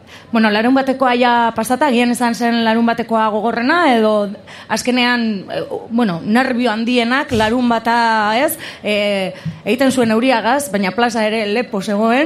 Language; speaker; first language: Basque; native; Basque